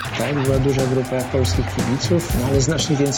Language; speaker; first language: Polish; native; Polish